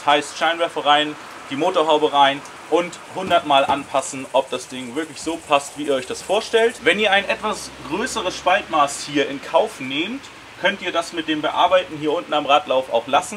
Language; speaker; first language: German; native; German